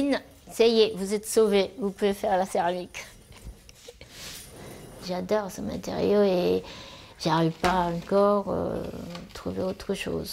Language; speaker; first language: French; non-native, fluent; Japanese